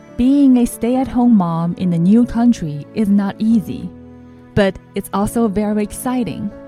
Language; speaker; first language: English; non-native, fluent; Chinese